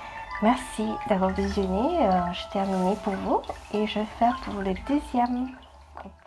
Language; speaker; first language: French; non-native, fluent; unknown